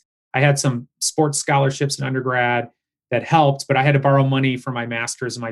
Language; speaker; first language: English; native; English